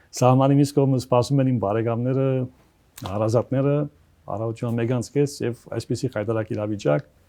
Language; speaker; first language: Armenian; early bilingual, heritage; Armenian